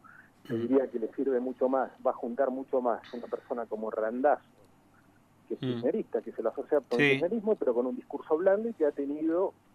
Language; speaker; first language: Spanish; native; Spanish